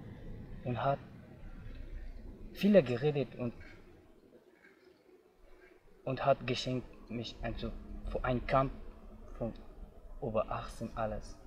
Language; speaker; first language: German; non-native, learner; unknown